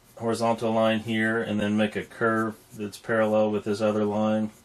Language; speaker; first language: English; native; English